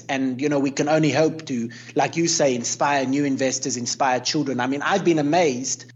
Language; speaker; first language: English; native; English